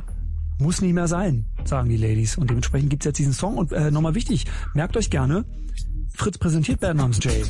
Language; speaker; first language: German; native; German